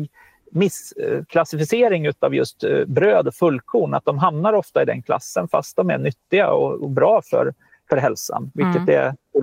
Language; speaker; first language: Swedish; native; Swedish